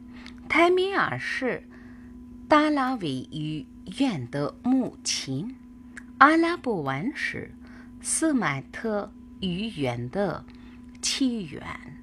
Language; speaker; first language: Chinese; non-native, fluent; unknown